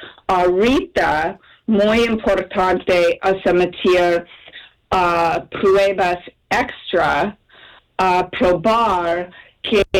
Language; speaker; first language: Spanish; non-native, fluent; English